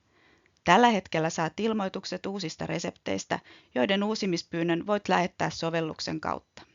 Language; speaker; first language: Finnish; native; Finnish